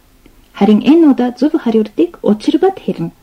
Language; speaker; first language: Mongolian; non-native, fluent; Japanese